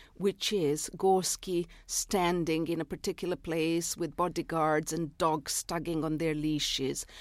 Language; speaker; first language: English; non-native, fluent; Serbian